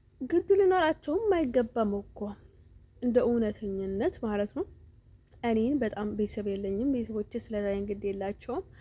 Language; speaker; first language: Amharic; native; Amharic